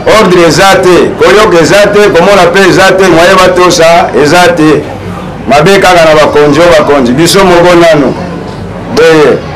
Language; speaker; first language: Lingala; non-native, local second language; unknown